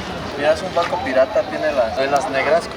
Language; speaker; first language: Spanish; native; Spanish